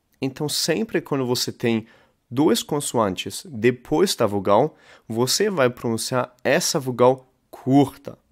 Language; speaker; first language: Portuguese; non-native, fluent; German